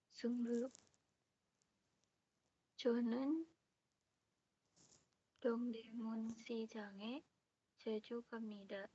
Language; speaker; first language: Korean; non-native, learner; Indonesian